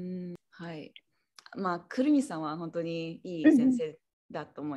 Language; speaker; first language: Japanese; non-native, learner; English